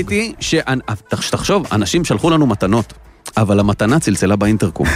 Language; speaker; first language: Hebrew; native; Hebrew